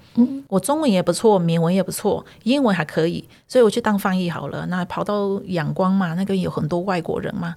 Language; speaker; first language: Chinese; early bilingual, heritage; Chinese